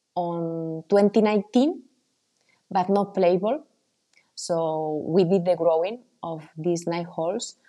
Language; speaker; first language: English; non-native, fluent; Spanish